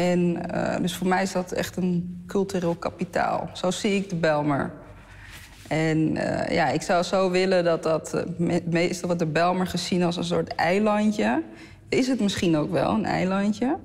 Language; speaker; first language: Dutch; native; Dutch